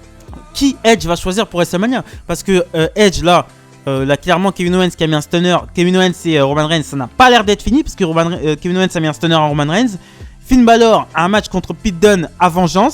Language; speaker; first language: French; native; French